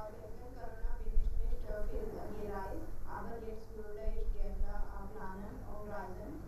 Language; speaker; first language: German; non-native, learner; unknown